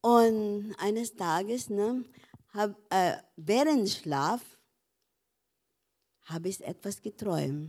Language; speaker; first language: German; non-native, learner; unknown